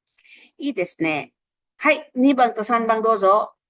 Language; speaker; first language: Japanese; non-native, fluent; Filipino